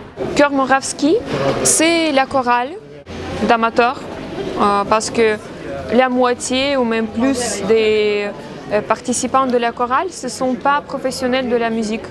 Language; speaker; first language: French; non-native, fluent; Ukrainian